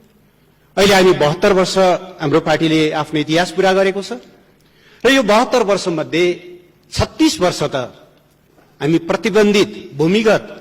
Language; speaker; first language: Nepali; native; Nepali